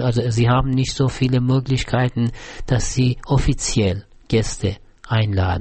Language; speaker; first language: German; non-native, fluent; Persian